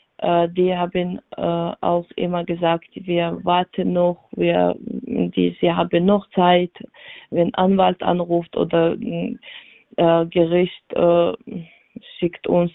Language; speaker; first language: German; non-native, learner; Georgian